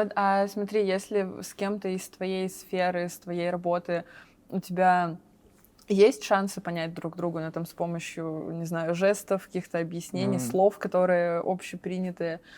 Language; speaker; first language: Russian; native; Russian